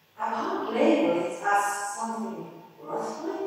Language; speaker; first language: English; non-native, fluent; Norwegian